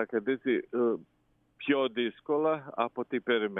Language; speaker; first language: Greek; non-native, fluent; Croatian